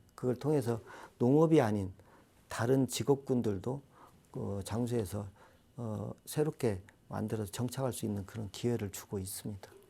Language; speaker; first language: Korean; native; Korean